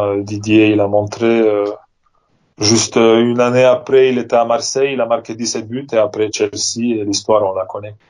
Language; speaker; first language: French; non-native, fluent; Serbian